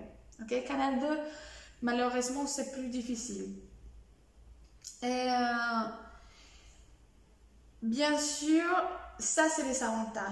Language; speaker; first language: French; non-native, fluent; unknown